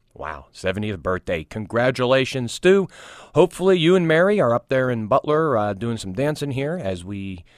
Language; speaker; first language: English; native; English